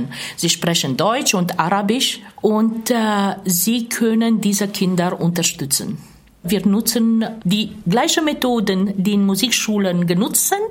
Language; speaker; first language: German; non-native, fluent; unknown